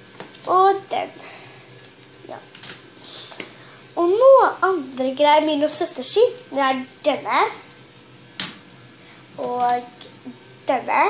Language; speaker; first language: Swedish; early bilingual, other home language; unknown